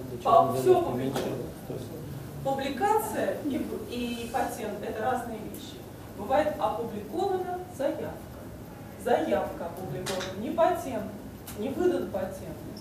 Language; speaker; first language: Russian; native; Russian